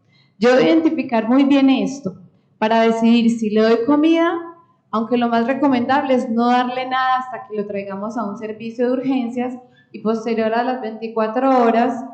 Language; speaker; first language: Spanish; native; Spanish